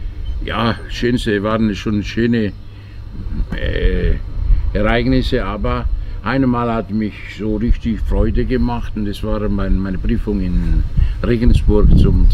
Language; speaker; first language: German; non-native, fluent; Italian